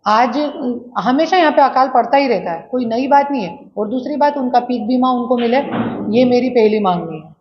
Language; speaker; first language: Hindi; non-native, local second language; Marathi